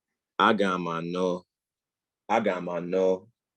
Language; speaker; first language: Igbo; non-native, learner; English